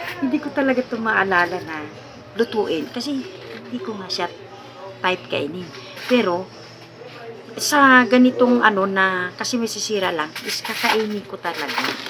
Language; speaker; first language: Filipino; non-native, local second language; Iloko